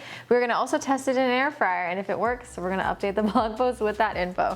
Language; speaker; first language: English; native; English